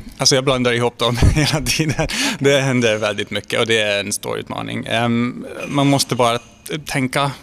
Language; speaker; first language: Swedish; non-native, fluent; Hungarian